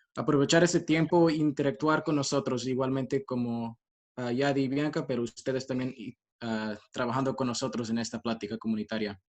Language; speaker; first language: Spanish; early bilingual, heritage; Spanish